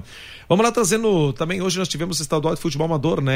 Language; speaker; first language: Portuguese; native; Portuguese